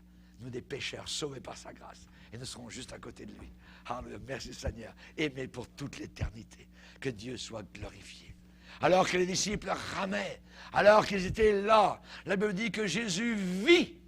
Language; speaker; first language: French; native; French